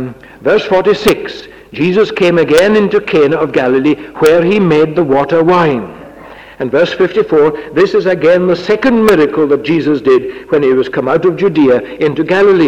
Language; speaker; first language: English; native; English